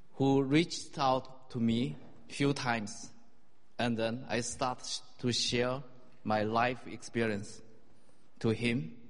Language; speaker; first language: English; non-native, fluent; Chinese